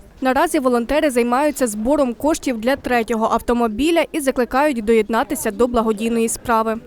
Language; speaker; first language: Ukrainian; native; Ukrainian